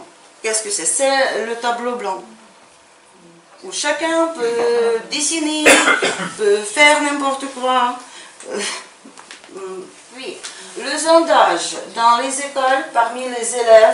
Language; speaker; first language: French; non-native, fluent; Ukrainian